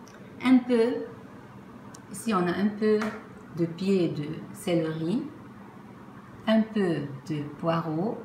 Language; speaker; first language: French; non-native, fluent; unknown